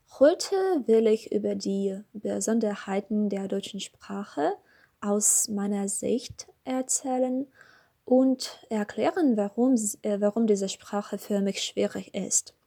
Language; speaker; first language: German; non-native, learner; Russian